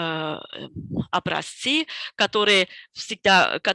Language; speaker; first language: Russian; non-native, fluent; German